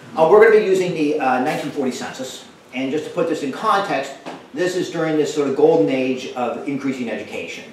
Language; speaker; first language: English; native; English